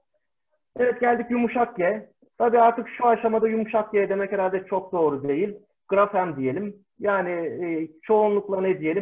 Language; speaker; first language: Turkish; native; Turkish